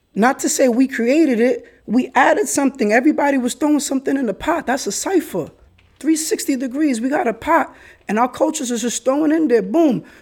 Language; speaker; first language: English; early bilingual, other home language; Spanish